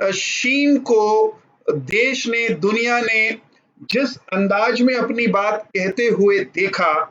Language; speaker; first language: Hindi; native; Hindi